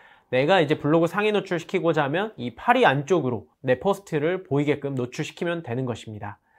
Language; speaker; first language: Korean; native; Korean